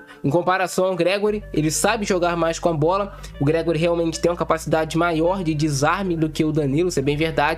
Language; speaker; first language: Portuguese; native; Portuguese